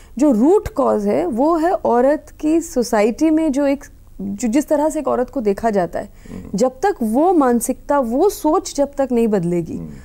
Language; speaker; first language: Hindi; native; Hindi